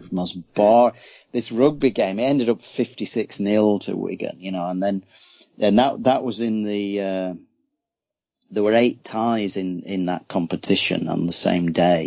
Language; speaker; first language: English; native; English